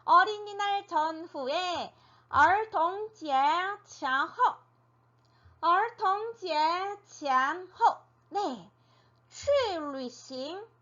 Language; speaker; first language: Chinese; non-native, fluent; Korean